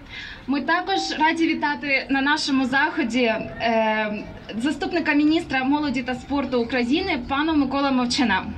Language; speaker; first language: Ukrainian; native; Ukrainian